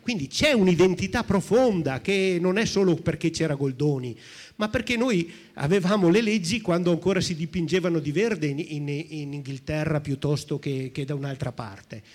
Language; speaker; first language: Italian; native; Italian